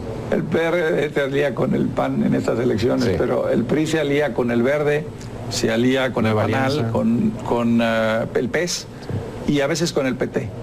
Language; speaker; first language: Spanish; native; Spanish